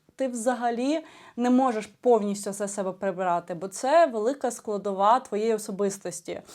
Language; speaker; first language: Ukrainian; non-native, local second language; Russian